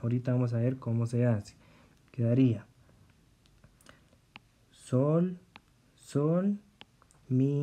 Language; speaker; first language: Spanish; native; Spanish